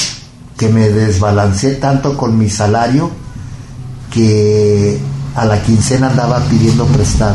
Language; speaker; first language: Spanish; native; Spanish